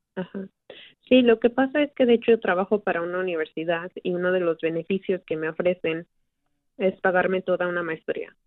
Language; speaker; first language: Spanish; early bilingual, heritage; Spanish